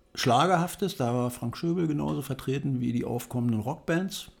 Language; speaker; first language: German; native; German